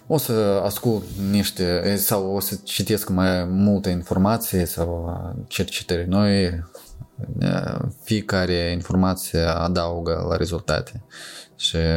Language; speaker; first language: Romanian; non-native, local second language; Russian